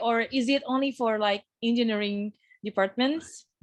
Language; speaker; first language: English; non-native, fluent; Indonesian